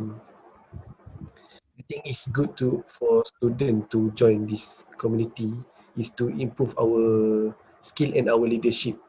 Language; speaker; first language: English; non-native, learner; Malay